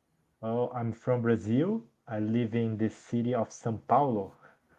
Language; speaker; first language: English; non-native, learner; Portuguese